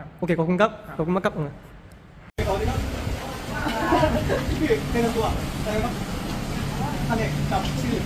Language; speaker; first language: Thai; non-native, learner; Korean